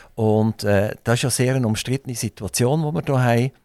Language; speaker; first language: German; native; German